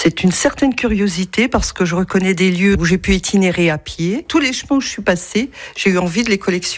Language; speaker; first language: French; native; French